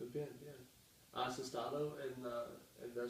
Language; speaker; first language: Spanish; non-native, learner; English